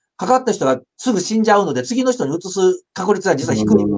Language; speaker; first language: Japanese; native; Japanese